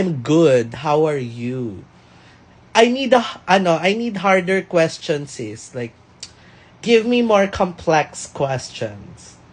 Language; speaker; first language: English; non-native, local second language; Filipino